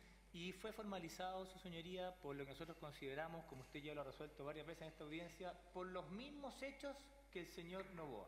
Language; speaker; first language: Spanish; native; Spanish